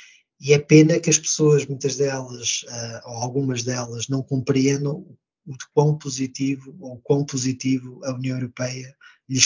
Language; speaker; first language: Portuguese; native; Portuguese